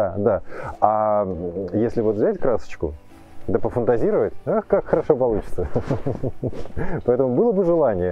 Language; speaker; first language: Russian; native; Russian